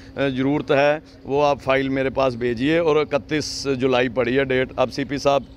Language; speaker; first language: Hindi; non-native, local second language; Punjabi